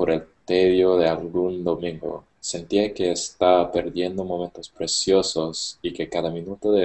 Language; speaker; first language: Spanish; non-native, learner; English